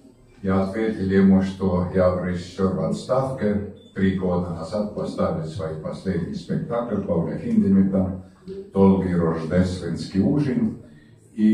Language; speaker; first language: Russian; native; Russian